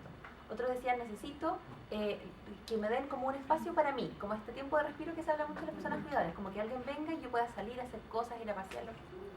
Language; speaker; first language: Spanish; native; Spanish